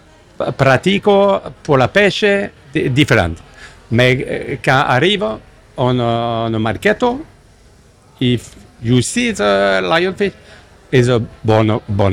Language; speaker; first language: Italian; non-native, learner; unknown